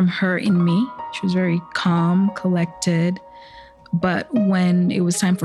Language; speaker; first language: English; native; English